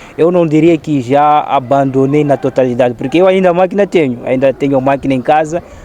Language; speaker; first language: Portuguese; non-native, local second language; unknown